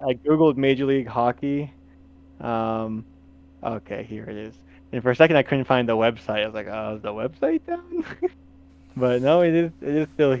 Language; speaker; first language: English; native; English